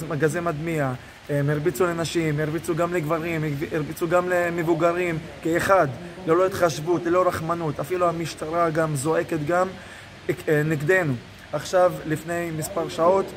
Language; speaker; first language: Hebrew; non-native, local second language; Arabic